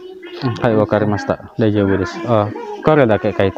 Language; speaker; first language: Japanese; non-native, learner; Indonesian